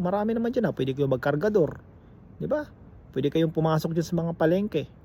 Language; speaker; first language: Filipino; native; Filipino